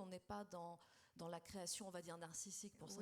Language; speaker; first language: French; native; French